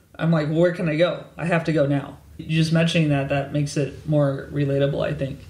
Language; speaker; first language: English; native; English